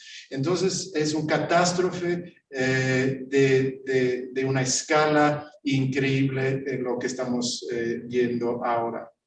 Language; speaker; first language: Spanish; non-native, fluent; Swedish